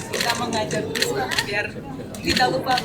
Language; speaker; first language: Indonesian; non-native, fluent; Russian